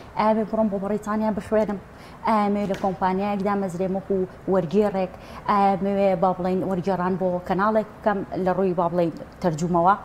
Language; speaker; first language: Central Kurdish; native; Central Kurdish